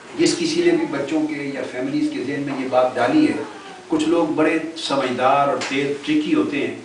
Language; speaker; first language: Urdu; non-native, local second language; Punjabi